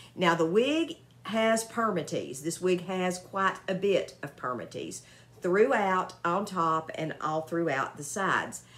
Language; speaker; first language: English; native; English